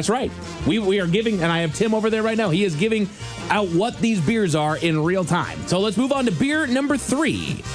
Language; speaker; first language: English; native; English